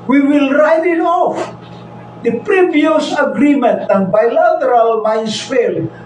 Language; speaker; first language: English; non-native, local second language; Filipino